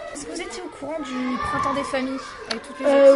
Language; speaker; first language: French; native; French